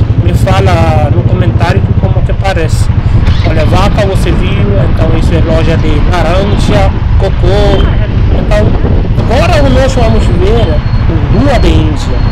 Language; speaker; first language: Portuguese; non-native, fluent; Hindi